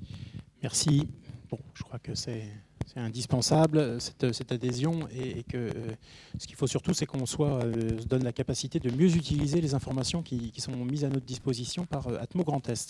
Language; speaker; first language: French; native; French